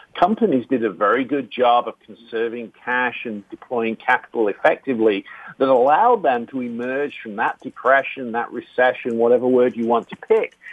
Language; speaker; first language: English; native; English